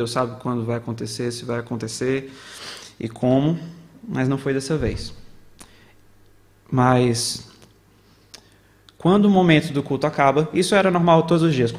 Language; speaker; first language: Portuguese; native; Portuguese